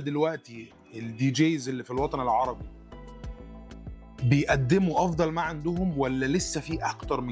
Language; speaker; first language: Arabic; native; Arabic